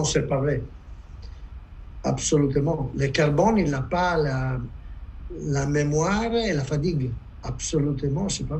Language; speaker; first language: French; non-native, learner; Italian